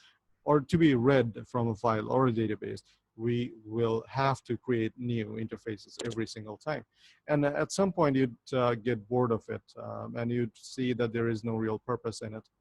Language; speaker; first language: English; non-native, local second language; Bangla